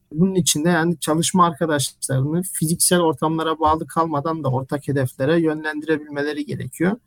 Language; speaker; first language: Turkish; early bilingual, heritage; Turkish